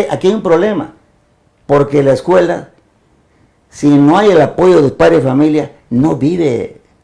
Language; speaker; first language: Spanish; native; Spanish